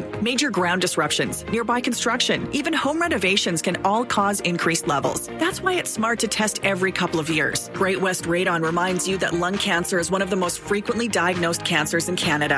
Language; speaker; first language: English; native; English